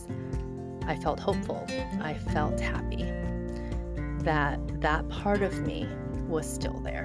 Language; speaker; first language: English; early bilingual, other home language; Chinese